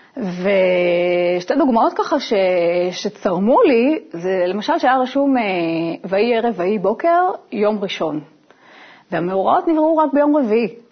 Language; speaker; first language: Hebrew; native; Hebrew